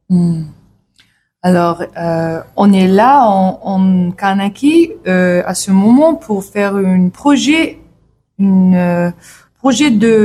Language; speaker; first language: French; non-native, learner; English